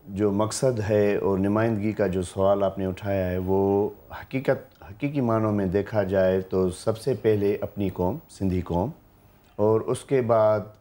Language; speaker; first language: Urdu; non-native, local second language; Sindhi